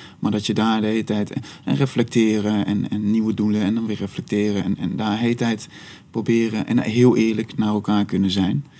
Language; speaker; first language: Dutch; native; Dutch